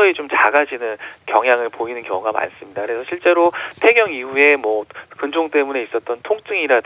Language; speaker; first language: Korean; native; Korean